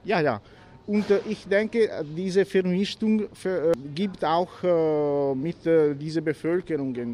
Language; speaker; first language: German; non-native, learner; Italian